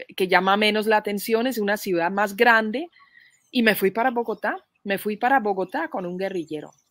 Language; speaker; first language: Spanish; non-native, fluent; Dutch